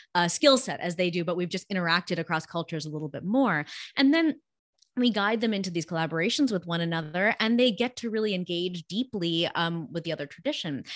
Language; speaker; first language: English; early bilingual, other home language; Gujarati